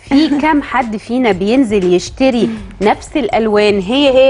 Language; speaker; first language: Arabic; native; Arabic